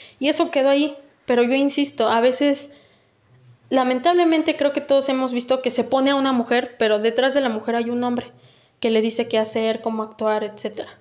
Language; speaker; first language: Spanish; native; Spanish